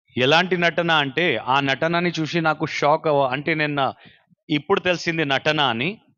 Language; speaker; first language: Telugu; non-native, local second language; Urdu